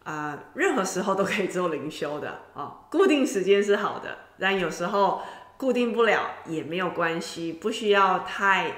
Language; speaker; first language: Chinese; native; Chinese